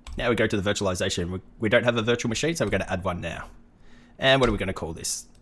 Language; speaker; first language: English; native; English